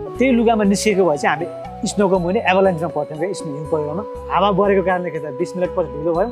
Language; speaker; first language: Nepali; non-native, local second language; Sherpa